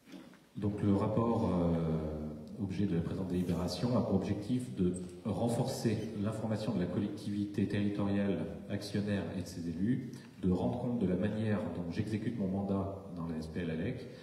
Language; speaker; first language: French; native; French